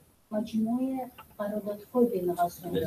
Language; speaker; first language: Persian; non-native, fluent; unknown